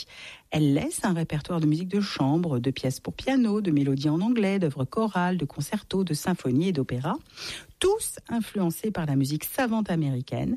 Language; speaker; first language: French; native; French